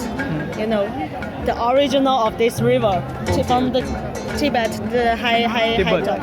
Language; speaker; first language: English; non-native, learner; Chinese